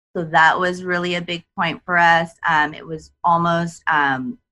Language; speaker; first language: English; non-native, fluent; Japanese